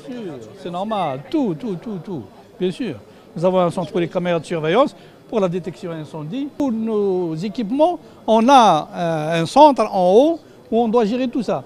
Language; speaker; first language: French; non-native, local second language; Arabic